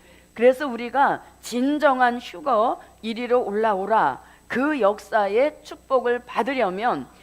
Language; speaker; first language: Korean; native; Korean